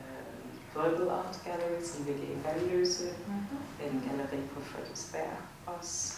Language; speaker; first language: Danish; non-native, fluent; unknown